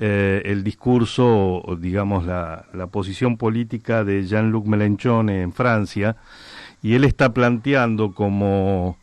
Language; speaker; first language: Spanish; native; Spanish